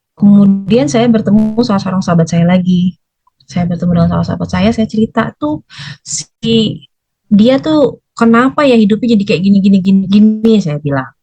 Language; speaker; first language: Indonesian; native; Indonesian